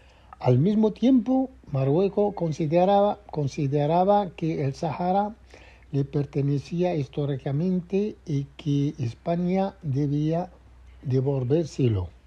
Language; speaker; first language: Spanish; non-native, fluent; Arabic